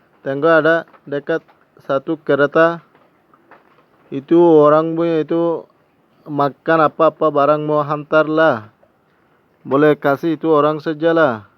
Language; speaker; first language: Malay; non-native, learner; Bangla